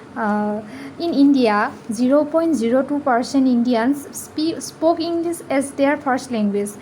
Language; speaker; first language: English; non-native, local second language; Assamese